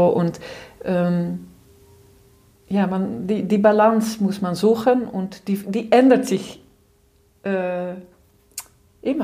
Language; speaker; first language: German; non-native, fluent; Dutch